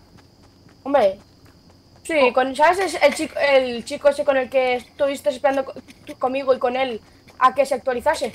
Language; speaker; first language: Spanish; native; Spanish